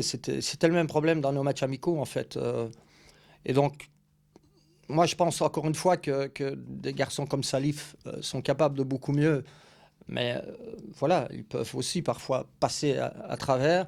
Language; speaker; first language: French; native; French